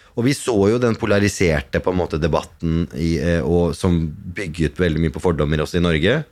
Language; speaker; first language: Norwegian; early bilingual, other home language; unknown